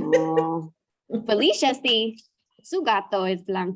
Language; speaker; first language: Spanish; non-native, fluent; English